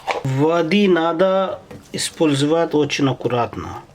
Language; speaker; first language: Russian; non-native, learner; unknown